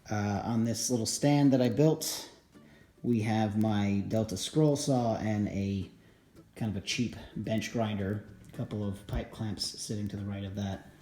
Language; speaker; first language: English; native; English